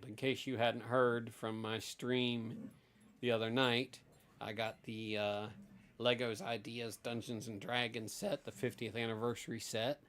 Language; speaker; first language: English; native; English